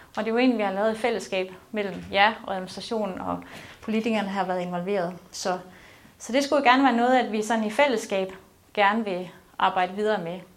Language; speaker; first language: Danish; native; Danish